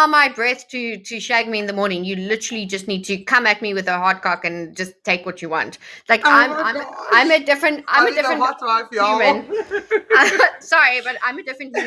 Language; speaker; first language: English; native; English